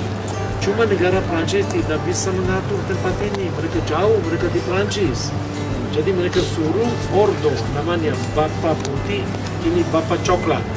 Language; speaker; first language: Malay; non-native, fluent; Hebrew